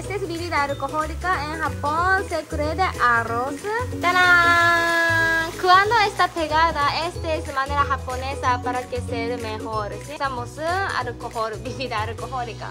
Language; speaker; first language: Spanish; non-native, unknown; Japanese